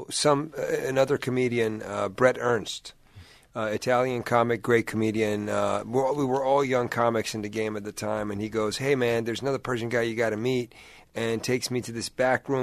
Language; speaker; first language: English; native; English